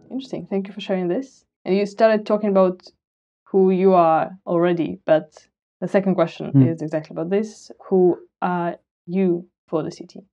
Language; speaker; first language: English; non-native, fluent; Russian